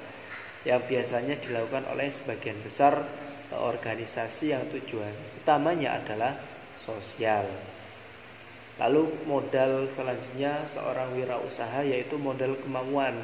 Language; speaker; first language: Indonesian; native; Indonesian